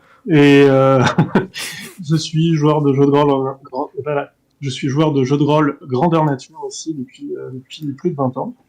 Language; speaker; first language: French; native; French